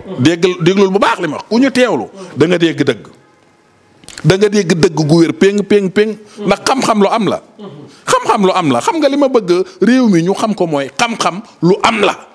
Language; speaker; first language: Wolof; native; Wolof